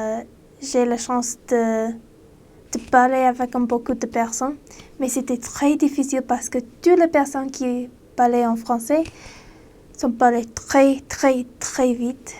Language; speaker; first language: French; non-native, learner; English